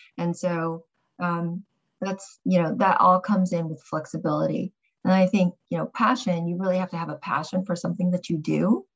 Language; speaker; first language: English; early bilingual, other home language; Korean